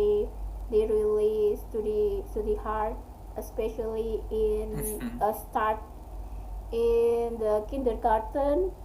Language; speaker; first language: English; non-native, learner; Indonesian